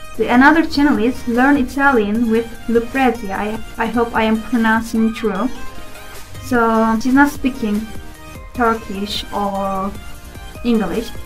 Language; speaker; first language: English; non-native, learner; Turkish